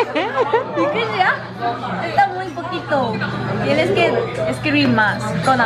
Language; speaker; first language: Spanish; non-native, learner; Korean